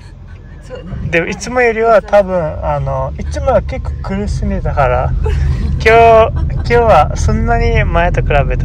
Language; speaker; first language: Japanese; non-native, learner; Nepali